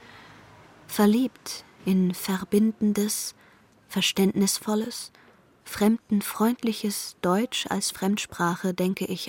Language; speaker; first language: German; non-native, fluent; Persian